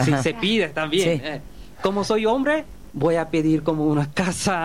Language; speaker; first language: Spanish; non-native, learner; Bangla